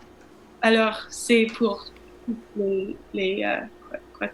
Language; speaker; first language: French; non-native, learner; English